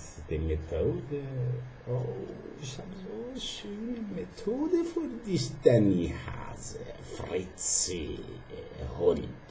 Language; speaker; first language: German; non-native, fluent; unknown